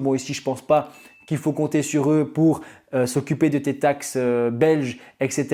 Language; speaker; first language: French; native; French